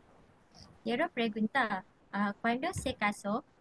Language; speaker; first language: Spanish; non-native, learner; Malay